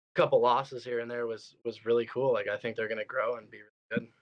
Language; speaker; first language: English; native; English